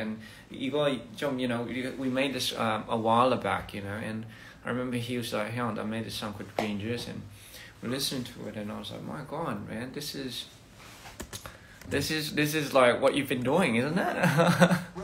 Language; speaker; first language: English; early bilingual, other home language; Korean